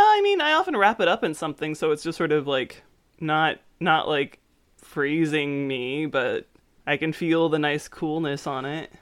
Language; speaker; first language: English; native; English